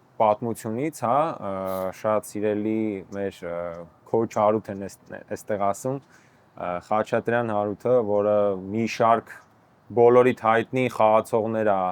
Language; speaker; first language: Armenian; native; Armenian